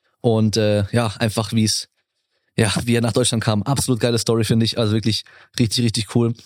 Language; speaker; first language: German; native; German